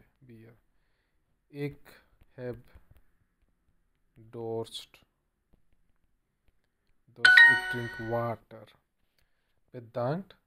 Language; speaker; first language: Dutch; non-native, learner; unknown